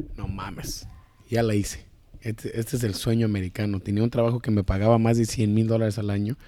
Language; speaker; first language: Spanish; early bilingual, heritage; Spanish